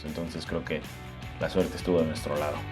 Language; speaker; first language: Spanish; native; Spanish